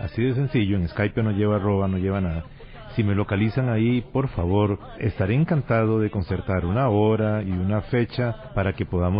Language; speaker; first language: Spanish; native; Spanish